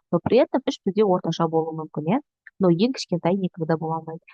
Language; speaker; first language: Russian; non-native, local second language; Kazakh